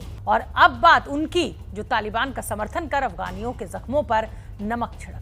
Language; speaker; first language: Hindi; native; Hindi